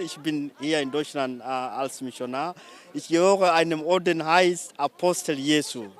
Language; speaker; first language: German; non-native, fluent; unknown